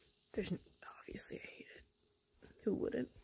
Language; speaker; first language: English; native; English